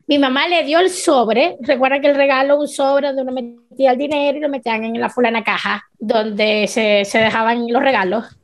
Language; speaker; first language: Spanish; native; Spanish